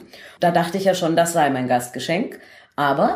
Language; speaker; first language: German; native; German